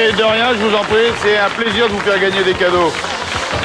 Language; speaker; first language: French; native; French